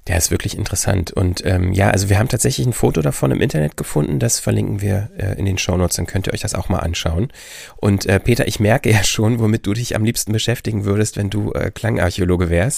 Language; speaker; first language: German; native; German